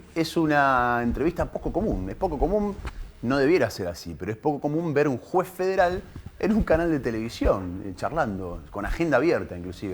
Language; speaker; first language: Spanish; native; Spanish